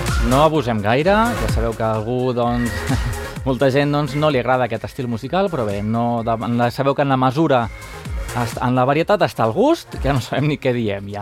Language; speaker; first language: Catalan; native; Catalan